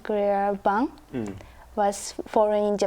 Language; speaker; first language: English; non-native, learner; Japanese